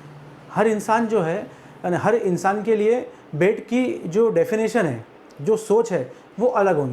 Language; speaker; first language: Hindi; native; Hindi